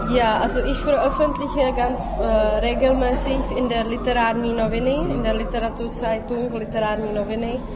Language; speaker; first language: German; non-native, fluent; Czech